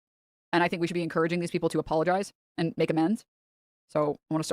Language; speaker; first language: English; native; English